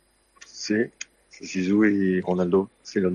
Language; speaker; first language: Spanish; non-native, fluent; French